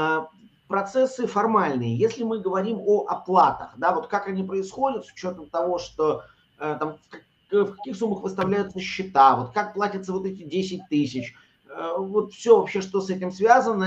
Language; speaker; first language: Russian; native; Russian